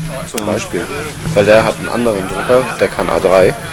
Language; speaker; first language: German; native; German